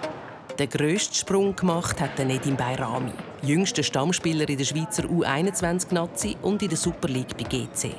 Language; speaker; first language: German; native; German